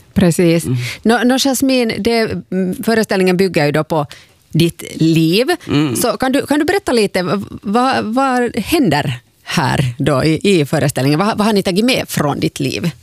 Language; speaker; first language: Swedish; native; Swedish